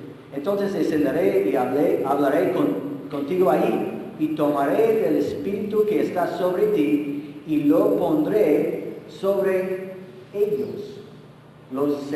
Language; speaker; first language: Spanish; non-native, fluent; English